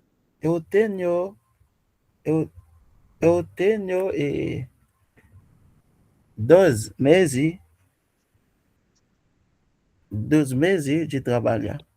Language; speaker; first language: Portuguese; non-native, learner; Haitian Creole